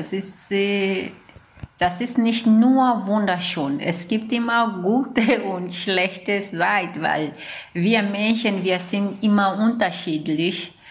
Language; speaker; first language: German; non-native, learner; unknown